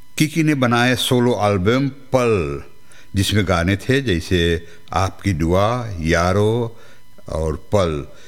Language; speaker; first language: Hindi; early bilingual, heritage; Hindi